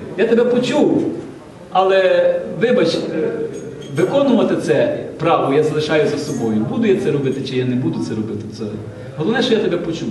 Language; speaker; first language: Ukrainian; non-native, local second language; Russian